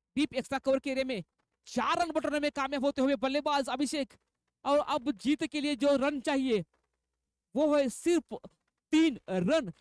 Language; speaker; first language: Hindi; non-native, local second language; Marathi